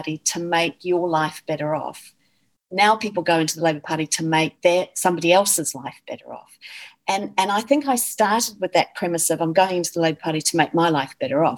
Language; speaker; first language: English; native; English